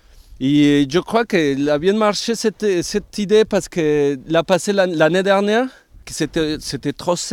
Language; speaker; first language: French; non-native, fluent; Spanish